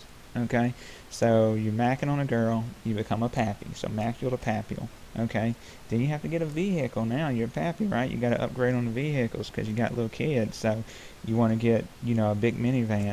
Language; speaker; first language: English; native; English